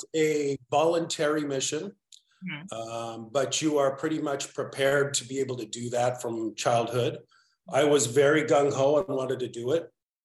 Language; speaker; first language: English; native; English